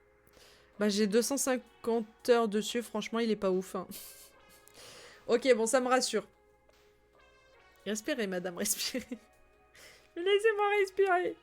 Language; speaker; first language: French; native; French